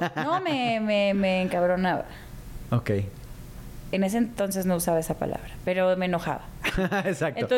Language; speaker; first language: Spanish; native; Spanish